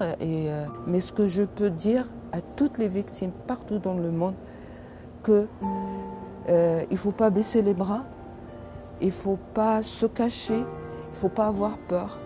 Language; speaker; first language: French; non-native, local second language; Arabic